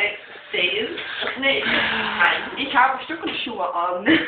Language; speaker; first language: German; non-native, learner; Dutch